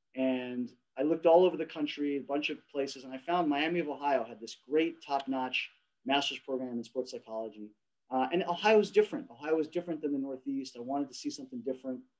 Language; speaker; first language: English; native; English